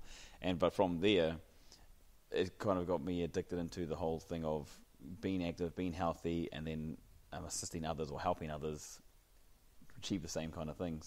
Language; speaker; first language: English; native; English